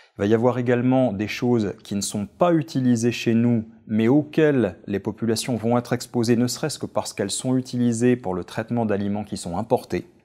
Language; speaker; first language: French; native; French